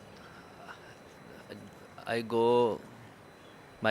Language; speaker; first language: English; non-native, learner; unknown